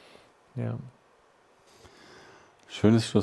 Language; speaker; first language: German; native; German